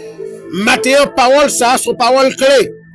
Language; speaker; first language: Haitian Creole; native; Haitian Creole